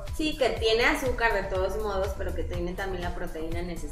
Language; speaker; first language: Spanish; native; Spanish